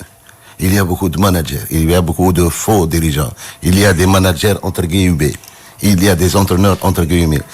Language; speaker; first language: French; non-native, local second language; Arabic